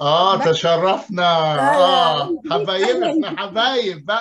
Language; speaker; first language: Arabic; non-native, fluent; English